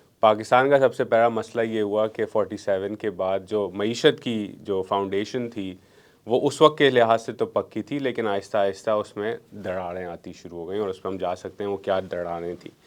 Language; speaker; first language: Urdu; non-native, local second language; Memoni